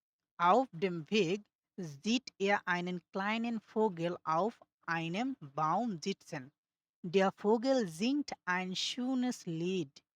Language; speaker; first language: German; non-native, learner; Bangla